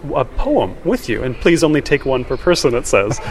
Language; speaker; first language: English; native; English